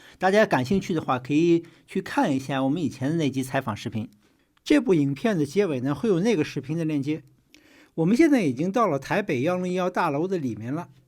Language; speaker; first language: Chinese; native; Chinese